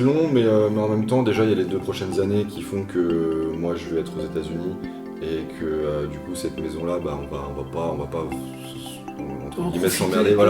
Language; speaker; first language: French; native; French